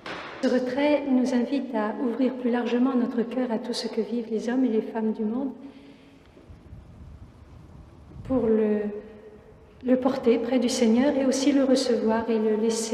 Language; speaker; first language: French; native; French